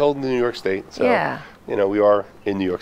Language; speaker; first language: English; native; English